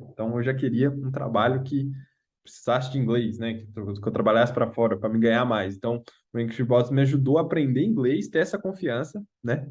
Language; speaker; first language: Portuguese; native; Portuguese